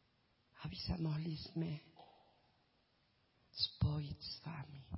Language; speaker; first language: Czech; non-native, learner; Spanish